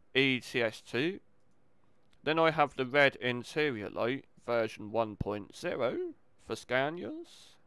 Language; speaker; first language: English; native; English